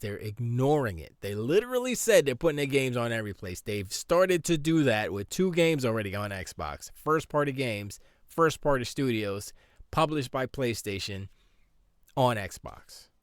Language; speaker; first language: English; native; English